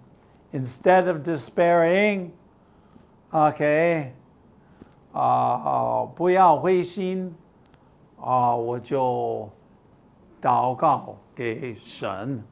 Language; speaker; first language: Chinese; non-native, fluent; English